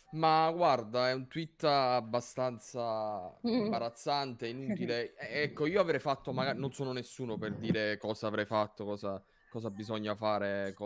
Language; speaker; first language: Italian; native; Italian